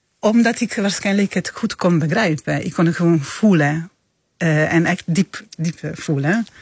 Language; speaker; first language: Dutch; non-native, fluent; Italian